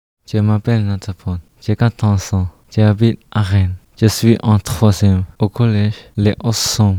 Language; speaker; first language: French; non-native, learner; Thai